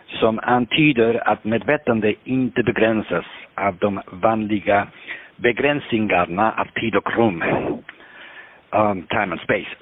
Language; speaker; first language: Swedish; non-native, fluent; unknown